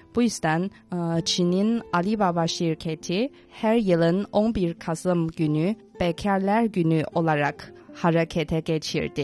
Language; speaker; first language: Turkish; non-native, fluent; Chinese